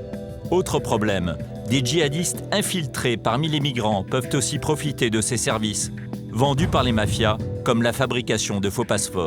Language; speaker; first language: French; native; French